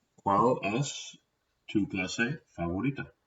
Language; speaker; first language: Spanish; non-native, fluent; English